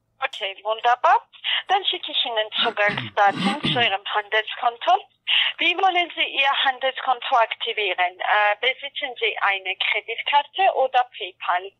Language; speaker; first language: German; non-native, fluent; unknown